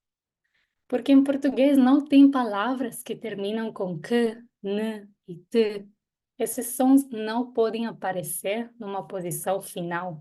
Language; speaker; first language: Portuguese; non-native, fluent; Hebrew